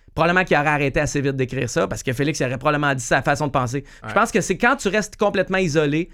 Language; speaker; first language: French; native; French